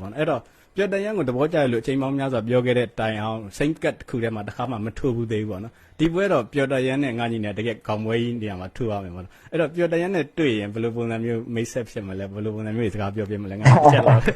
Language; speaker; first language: Burmese; native; Burmese